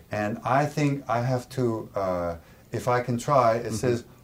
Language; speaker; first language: English; non-native, fluent; Danish